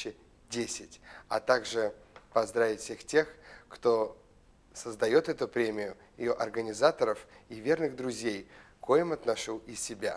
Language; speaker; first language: Russian; native; Russian